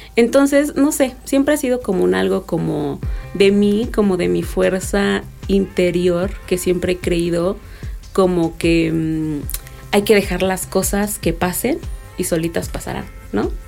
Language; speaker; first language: Spanish; native; Spanish